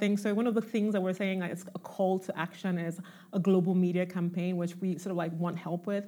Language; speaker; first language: English; non-native, local second language; Igbo